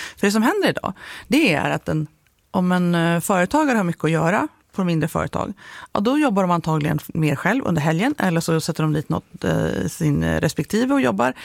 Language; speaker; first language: Swedish; native; Swedish